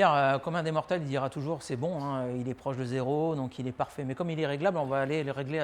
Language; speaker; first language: French; native; French